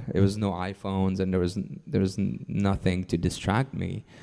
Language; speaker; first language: English; non-native, fluent; French